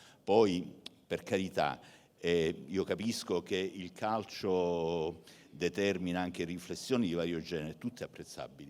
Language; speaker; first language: Italian; native; Italian